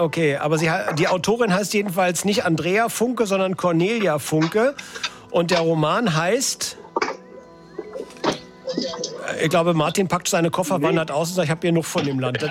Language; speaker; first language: German; native; German